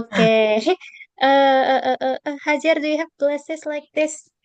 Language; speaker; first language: English; non-native, fluent; Indonesian